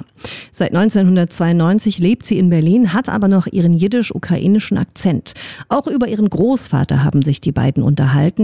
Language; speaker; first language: German; native; German